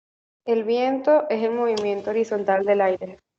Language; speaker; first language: Spanish; native; Spanish